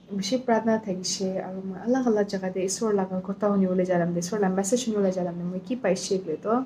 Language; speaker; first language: Assamese; non-native, local second language; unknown